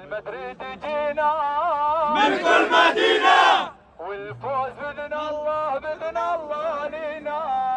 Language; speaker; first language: Arabic; native; Arabic